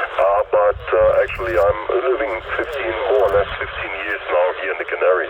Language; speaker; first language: English; non-native, fluent; German